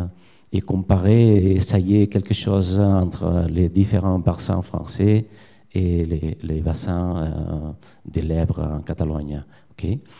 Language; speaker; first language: French; non-native, learner; Catalan